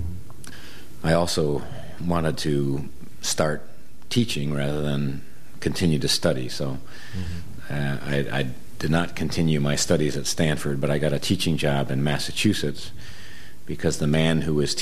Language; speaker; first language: English; native; English